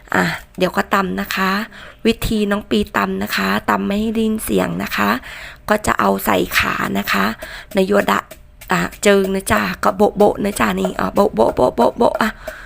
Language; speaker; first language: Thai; non-native, local second language; Northern Khmer